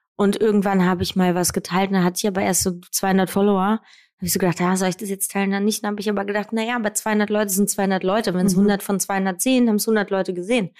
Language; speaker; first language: German; native; German